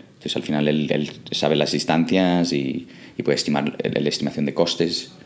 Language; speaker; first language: Spanish; non-native, fluent; English